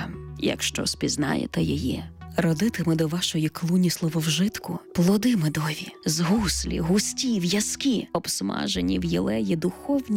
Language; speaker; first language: Ukrainian; native; Ukrainian